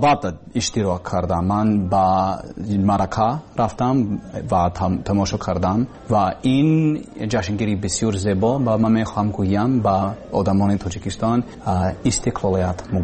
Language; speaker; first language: Persian; non-native, learner; English